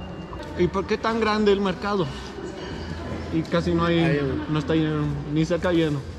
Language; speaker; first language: Spanish; non-native, learner; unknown